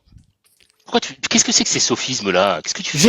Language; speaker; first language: French; native; French